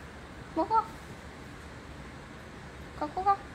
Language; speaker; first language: Korean; early bilingual, heritage; Korean